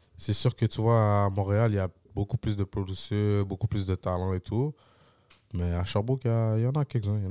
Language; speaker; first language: French; early bilingual, other home language; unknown